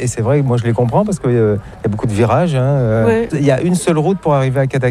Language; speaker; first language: French; native; French